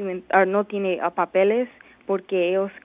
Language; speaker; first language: Spanish; non-native, learner; English